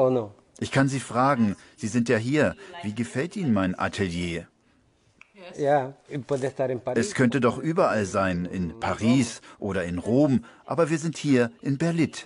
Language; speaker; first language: German; non-native, fluent; Spanish